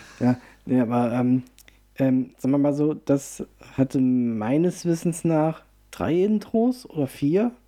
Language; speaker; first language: German; early bilingual, other home language; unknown